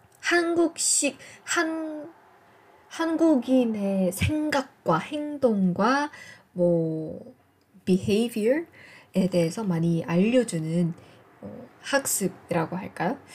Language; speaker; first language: Korean; non-native, fluent; English